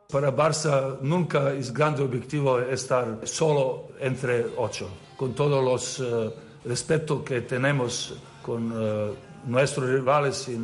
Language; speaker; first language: Spanish; non-native, learner; Serbian